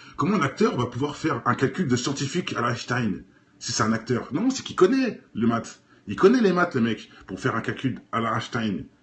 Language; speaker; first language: French; native; French